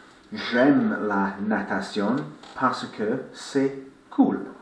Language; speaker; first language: French; non-native, fluent; English